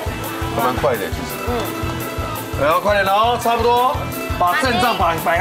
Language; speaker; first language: Chinese; native; Chinese